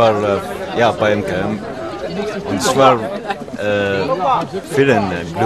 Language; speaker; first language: German; non-native, learner; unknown